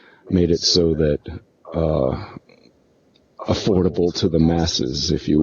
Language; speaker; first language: English; native; English